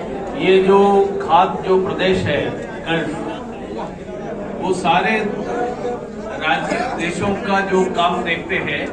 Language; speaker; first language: Hindi; non-native, local second language; Malayalam